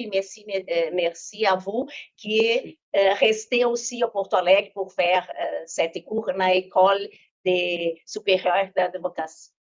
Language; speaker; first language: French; non-native, learner; Portuguese